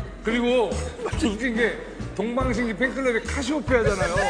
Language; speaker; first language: Korean; native; Korean